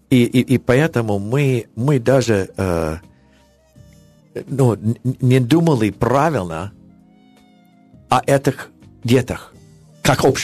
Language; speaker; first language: Russian; non-native, learner; English